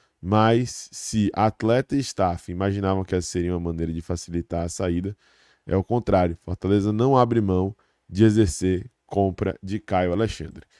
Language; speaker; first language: Portuguese; native; Portuguese